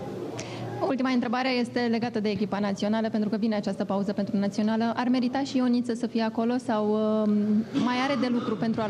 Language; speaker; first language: Romanian; native; Romanian